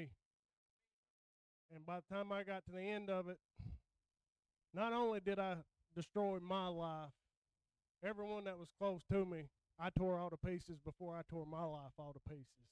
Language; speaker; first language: English; native; English